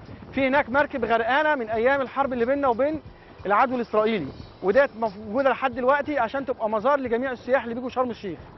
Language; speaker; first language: Arabic; native; Arabic